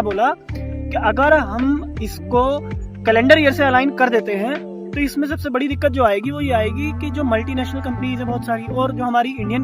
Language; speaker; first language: Hindi; native; Hindi